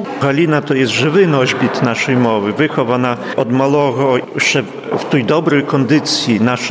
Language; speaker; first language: Polish; non-native, local second language; Ukrainian